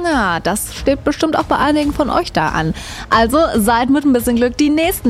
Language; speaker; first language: German; native; German